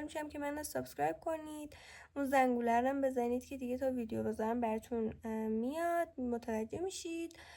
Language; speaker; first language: Persian; native; Persian